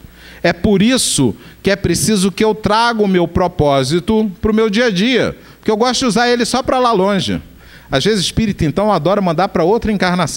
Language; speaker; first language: Portuguese; native; Portuguese